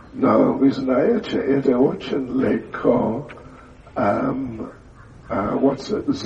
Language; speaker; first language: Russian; non-native, learner; English